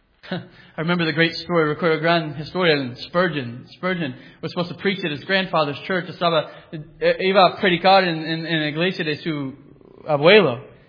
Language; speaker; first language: Spanish; non-native, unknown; English